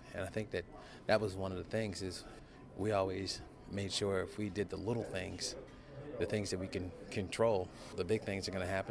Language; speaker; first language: English; native; English